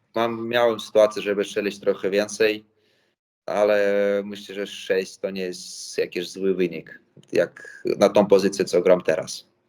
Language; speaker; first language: Polish; non-native, fluent; Latvian